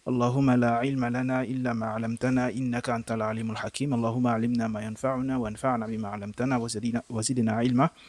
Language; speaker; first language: Arabic; non-native, fluent; French